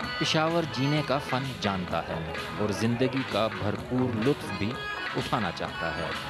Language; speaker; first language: Urdu; non-native, local second language; Pashto